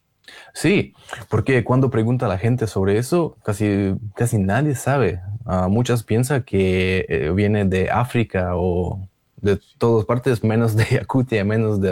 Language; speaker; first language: Spanish; non-native, learner; Russian